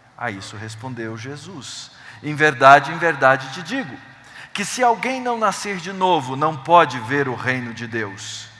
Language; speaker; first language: Portuguese; native; Portuguese